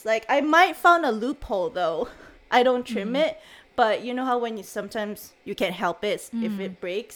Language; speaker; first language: English; non-native, local second language; Cebuano